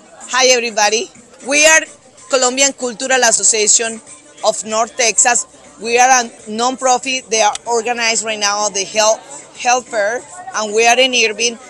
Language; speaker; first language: English; non-native, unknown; Spanish